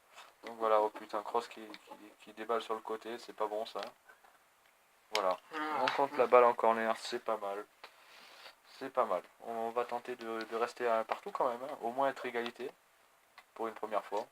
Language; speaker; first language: French; native; French